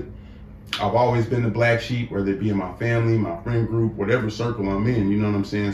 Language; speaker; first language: English; native; English